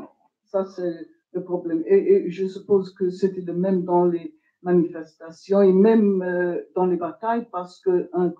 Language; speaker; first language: French; non-native, fluent; English